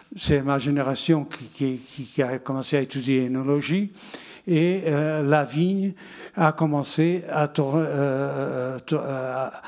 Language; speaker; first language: French; non-native, fluent; Portuguese